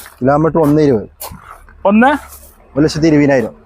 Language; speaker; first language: Malayalam; native; Malayalam